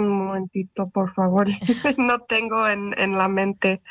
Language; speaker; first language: Spanish; non-native, fluent; English